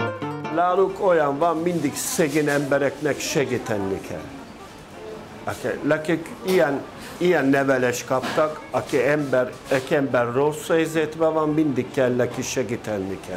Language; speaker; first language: Hungarian; non-native, learner; Turkish